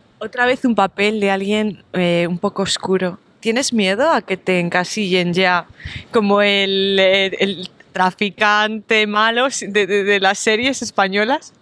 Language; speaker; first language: Spanish; native; Spanish